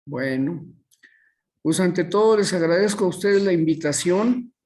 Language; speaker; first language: Spanish; native; Spanish